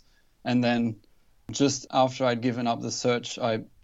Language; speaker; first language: English; native; English